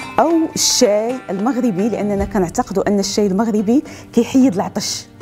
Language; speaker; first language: Arabic; native; Arabic